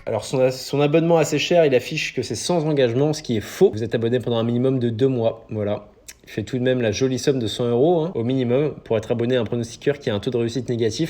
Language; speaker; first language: French; native; French